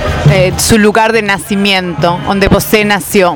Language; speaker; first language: Portuguese; non-native, fluent; Spanish